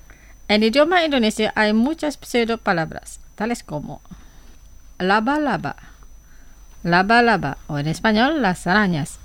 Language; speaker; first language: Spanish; non-native, fluent; Indonesian